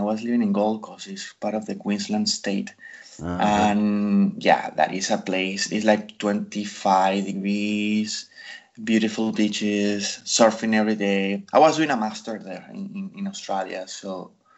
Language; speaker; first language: English; non-native, fluent; Spanish